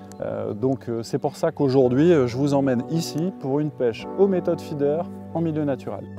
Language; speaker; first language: French; native; French